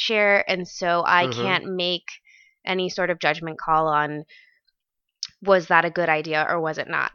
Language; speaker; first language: English; native; English